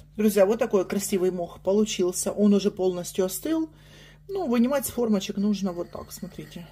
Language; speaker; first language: Russian; native; Russian